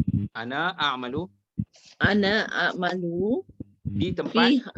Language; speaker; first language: Indonesian; non-native, local second language; Malay